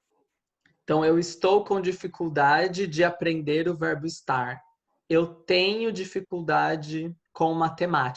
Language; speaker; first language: Portuguese; non-native, fluent; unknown